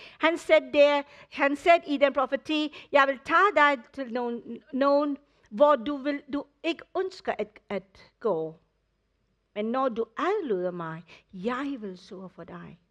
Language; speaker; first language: Danish; non-native, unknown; English